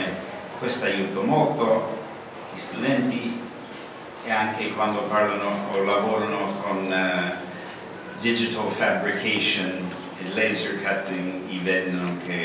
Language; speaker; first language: Italian; non-native, learner; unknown